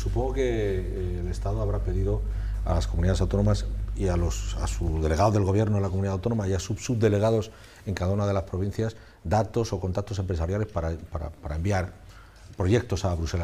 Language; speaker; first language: Spanish; native; Spanish